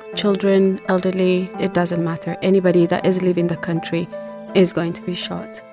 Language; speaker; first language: English; non-native, fluent; Chinese